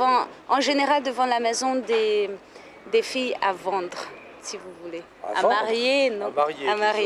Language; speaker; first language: French; non-native, fluent; Hungarian